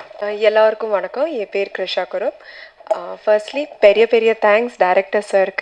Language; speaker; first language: Tamil; non-native, learner; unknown